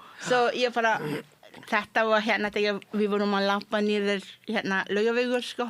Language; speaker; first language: Icelandic; non-native, fluent; Malay